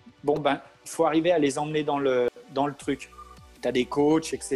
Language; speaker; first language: French; native; French